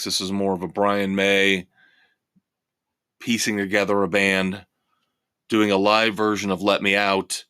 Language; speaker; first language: English; native; English